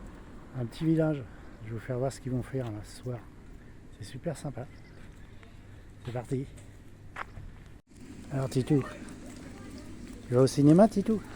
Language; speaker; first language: French; native; French